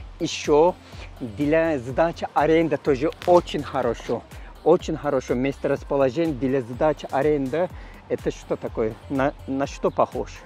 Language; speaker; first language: Russian; non-native, learner; Turkish